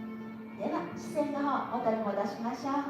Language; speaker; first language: Japanese; native; Japanese